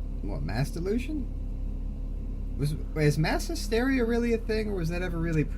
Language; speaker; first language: English; native; English